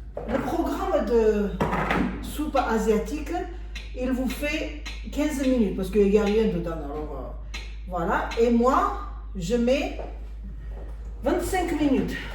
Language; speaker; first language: French; non-native, fluent; Armenian